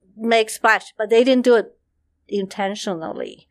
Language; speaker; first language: English; non-native, fluent; Chinese